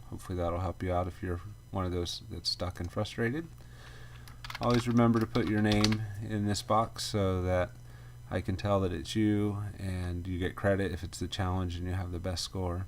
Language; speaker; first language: English; native; English